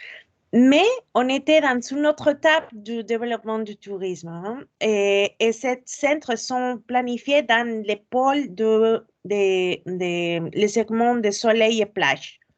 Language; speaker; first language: French; non-native, fluent; Spanish